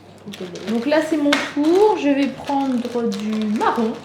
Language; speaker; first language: French; native; French